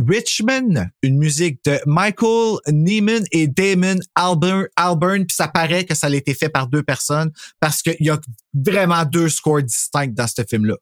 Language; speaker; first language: French; native; French